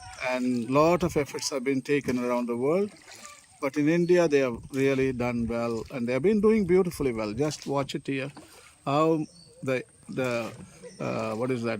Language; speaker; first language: English; non-native, local second language; Tamil